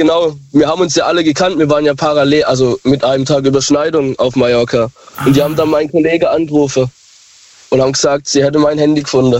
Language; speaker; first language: German; native; German